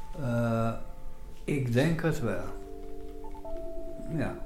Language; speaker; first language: Dutch; non-native, fluent; Romanian